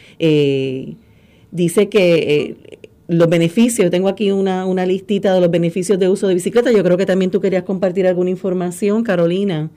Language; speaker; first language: Spanish; native; Spanish